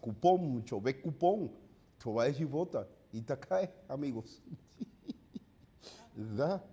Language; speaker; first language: Bulgarian; non-native, learner; Spanish